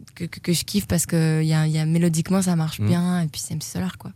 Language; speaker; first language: French; native; French